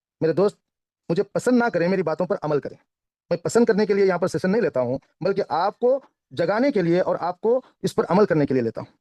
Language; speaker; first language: Hindi; non-native, local second language; Kannada